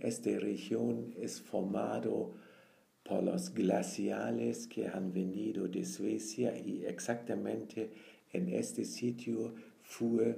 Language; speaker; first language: Spanish; non-native, fluent; German